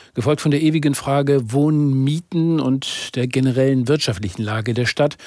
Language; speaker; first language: German; native; German